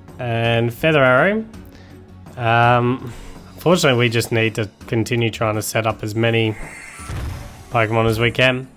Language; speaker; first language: English; native; English